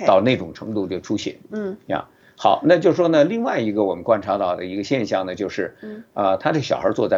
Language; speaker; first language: Chinese; native; Chinese